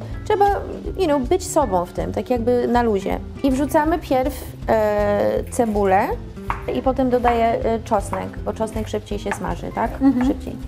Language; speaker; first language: Polish; early bilingual, heritage; Polish